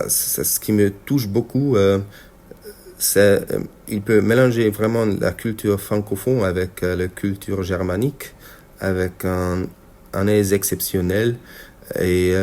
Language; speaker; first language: French; non-native, fluent; Hungarian